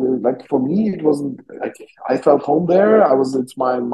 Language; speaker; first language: English; non-native, fluent; German